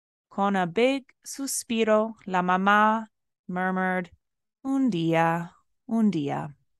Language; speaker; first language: Spanish; non-native, fluent; English